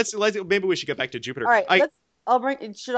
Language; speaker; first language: English; native; English